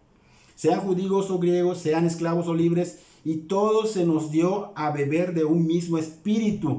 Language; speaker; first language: Spanish; native; Spanish